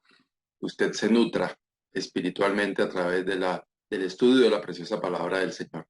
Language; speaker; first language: Spanish; native; Spanish